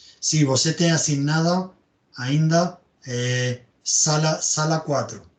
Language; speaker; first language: Portuguese; non-native, learner; Spanish